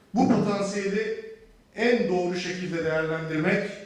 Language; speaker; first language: Turkish; native; Turkish